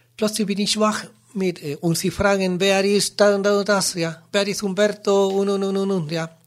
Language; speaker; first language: German; non-native, learner; Spanish